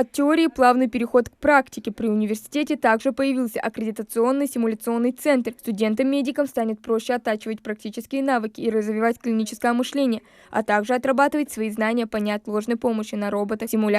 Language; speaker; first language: Russian; native; Russian